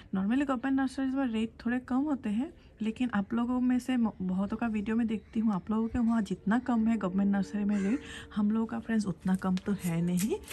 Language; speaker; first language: Hindi; non-native, local second language; Assamese